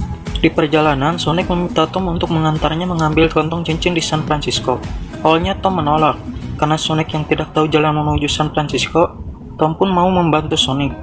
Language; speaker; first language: Indonesian; native; Indonesian